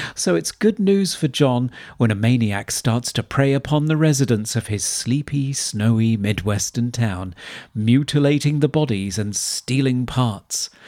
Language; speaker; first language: English; native; English